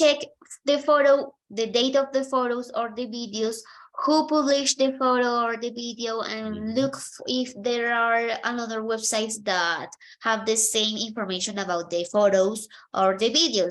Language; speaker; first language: English; non-native, fluent; Spanish